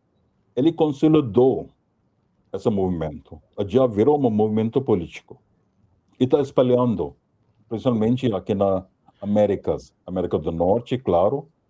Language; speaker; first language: Portuguese; non-native, fluent; Hindi